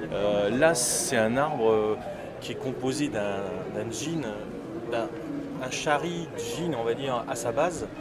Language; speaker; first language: French; native; French